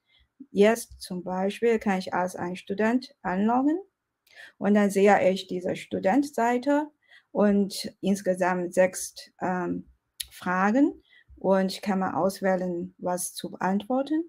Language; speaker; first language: German; non-native, fluent; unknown